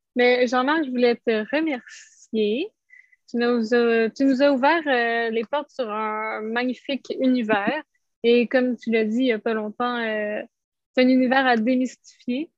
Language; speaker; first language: French; native; French